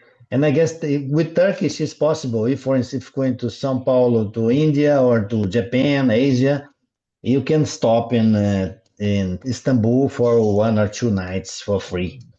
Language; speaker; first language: English; non-native, learner; Portuguese